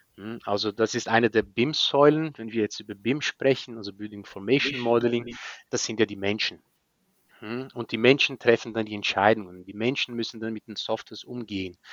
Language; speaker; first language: German; non-native, fluent; Portuguese